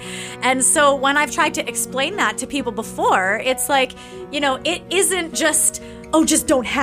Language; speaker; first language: English; native; English